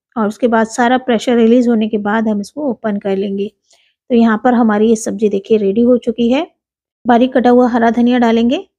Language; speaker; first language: Hindi; native; Hindi